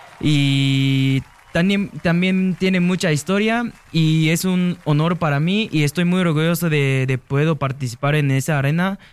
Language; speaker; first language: Spanish; non-native, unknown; Japanese